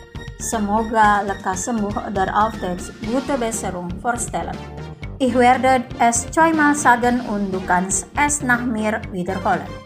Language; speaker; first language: German; non-native, fluent; Indonesian